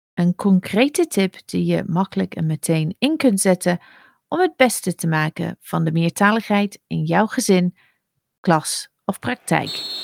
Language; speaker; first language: Dutch; non-native, fluent; English